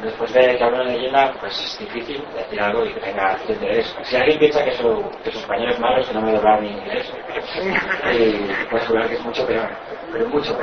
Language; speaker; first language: Spanish; native; Spanish